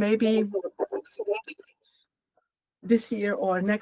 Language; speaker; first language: English; non-native, learner; Hungarian